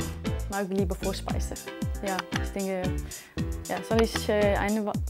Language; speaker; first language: German; non-native, learner; Danish